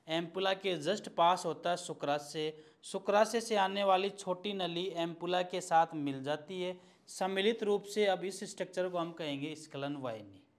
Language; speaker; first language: Hindi; native; Hindi